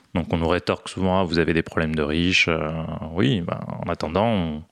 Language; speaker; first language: French; native; French